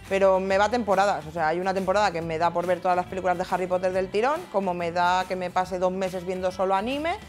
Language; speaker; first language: Spanish; native; Spanish